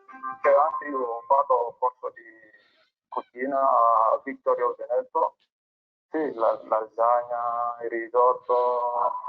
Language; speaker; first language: Italian; non-native, learner; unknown